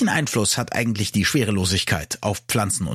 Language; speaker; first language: German; native; German